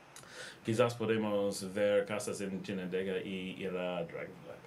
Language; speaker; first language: Spanish; non-native, learner; English